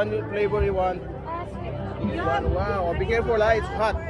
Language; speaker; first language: English; non-native, local second language; Filipino